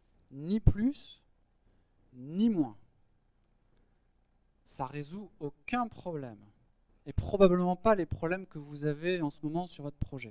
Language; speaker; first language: French; native; French